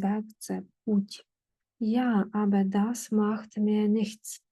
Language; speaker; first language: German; non-native, fluent; Ukrainian